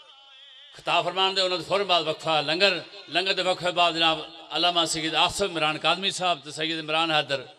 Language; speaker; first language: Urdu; non-native, local second language; Punjabi